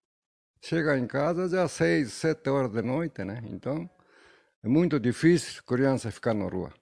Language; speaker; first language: Portuguese; non-native, learner; Japanese